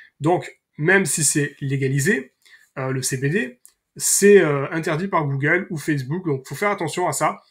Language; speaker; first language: French; native; French